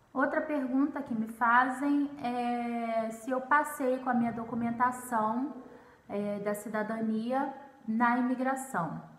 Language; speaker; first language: Portuguese; native; Portuguese